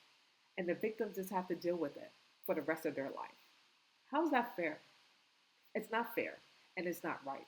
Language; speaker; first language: English; native; English